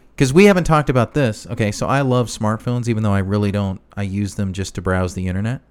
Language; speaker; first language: English; native; English